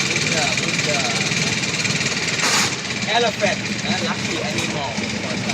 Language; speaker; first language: English; non-native, learner; Thai